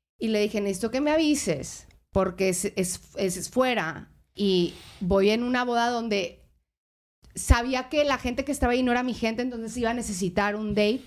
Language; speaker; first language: Spanish; native; Spanish